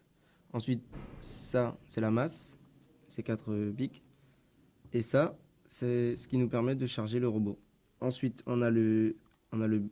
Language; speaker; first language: French; native; French